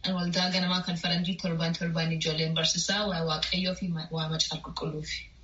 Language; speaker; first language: Oromo; early bilingual, heritage; Oromo